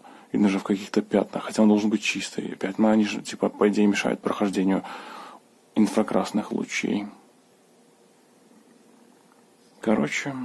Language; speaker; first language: Russian; native; Russian